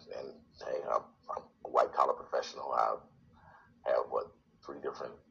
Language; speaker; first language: English; native; English